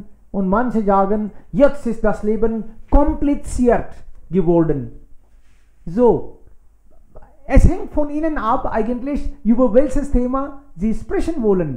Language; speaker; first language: German; non-native, fluent; Hindi